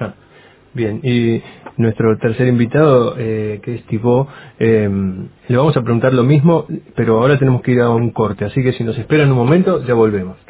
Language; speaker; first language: Spanish; native; Spanish